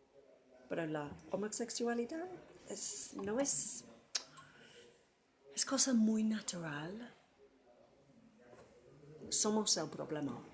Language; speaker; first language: Spanish; non-native, fluent; English